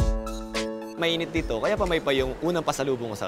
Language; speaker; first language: Filipino; native; Filipino